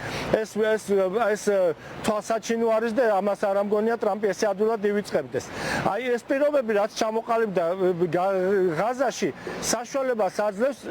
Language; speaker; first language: Georgian; native; Georgian